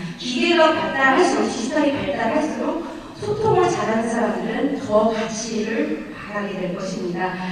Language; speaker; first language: Korean; native; Korean